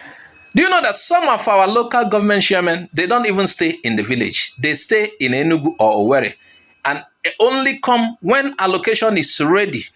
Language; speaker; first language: English; non-native, local second language; Igbo